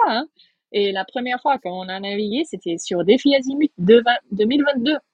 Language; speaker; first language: French; non-native, fluent; Portuguese